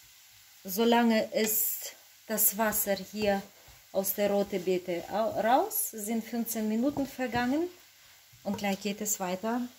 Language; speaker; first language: German; non-native, fluent; Russian